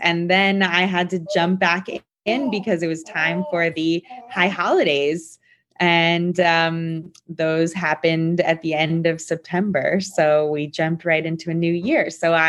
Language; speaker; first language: English; native; English